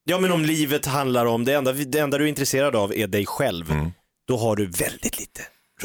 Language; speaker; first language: Swedish; native; Swedish